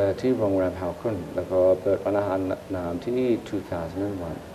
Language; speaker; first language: Thai; non-native, fluent; English